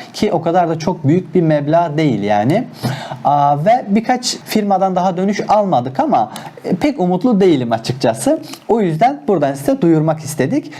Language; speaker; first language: Turkish; non-native, local second language; Azerbaijani